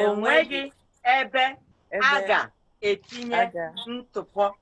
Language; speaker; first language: Igbo; native; Igbo